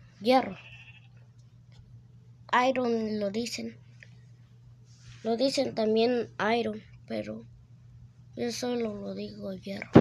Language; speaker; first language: Spanish; early bilingual, heritage; Spanish